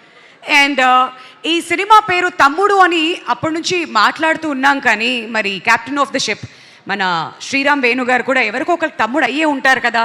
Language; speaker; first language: Telugu; native; Telugu